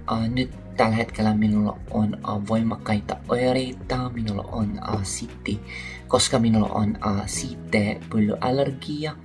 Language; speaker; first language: Finnish; non-native, learner; Filipino